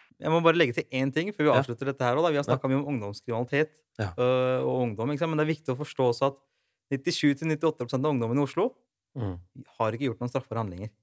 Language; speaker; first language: Norwegian; native; Norwegian